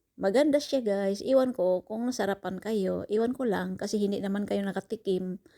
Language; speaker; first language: Filipino; non-native, local second language; Cebuano